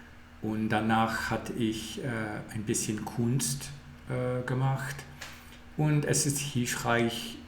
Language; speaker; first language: German; non-native, learner; English